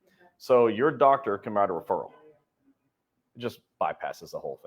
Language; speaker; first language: English; native; English